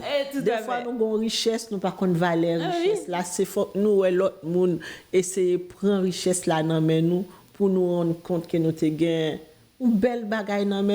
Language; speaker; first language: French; non-native, local second language; Haitian Creole